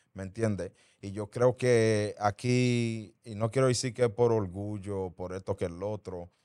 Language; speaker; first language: Spanish; early bilingual, heritage; Spanish